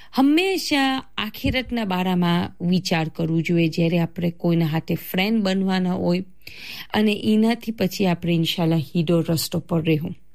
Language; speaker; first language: Gujarati; early bilingual, heritage; Gujarati